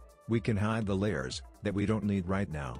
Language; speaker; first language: English; non-native, fluent; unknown